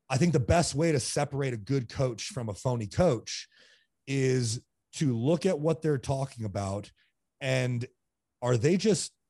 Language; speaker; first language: English; native; English